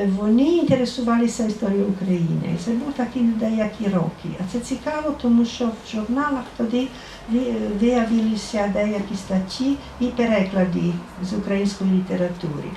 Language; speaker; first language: Ukrainian; non-native, fluent; Italian